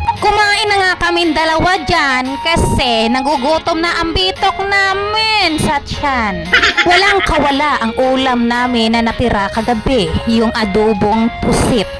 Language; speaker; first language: Filipino; non-native, local second language; Cebuano